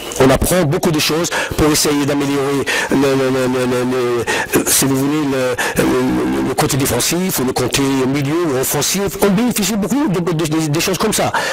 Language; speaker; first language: French; non-native, local second language; Arabic